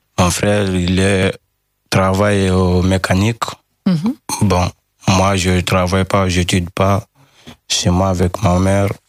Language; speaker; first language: French; non-native, learner; Fula